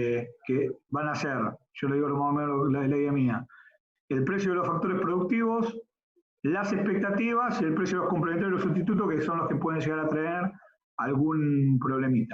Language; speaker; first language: Spanish; native; Spanish